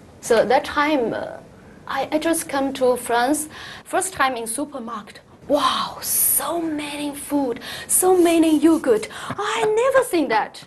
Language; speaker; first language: English; non-native, learner; Chinese